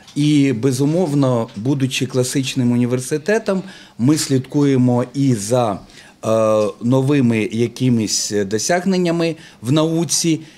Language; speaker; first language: Ukrainian; non-native, local second language; Russian